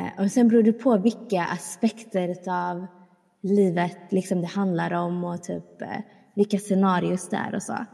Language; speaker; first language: Swedish; early bilingual, other home language; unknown